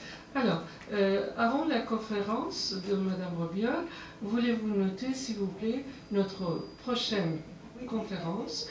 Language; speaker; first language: French; non-native, fluent; Persian